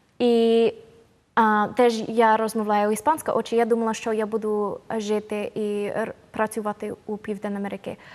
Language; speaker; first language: Ukrainian; non-native, learner; English